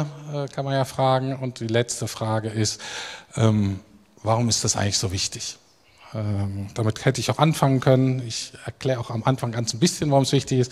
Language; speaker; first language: German; native; German